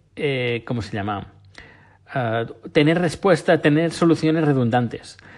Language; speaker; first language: Spanish; native; Spanish